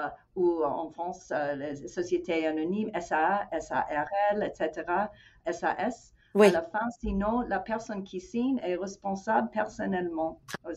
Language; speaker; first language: French; non-native, fluent; English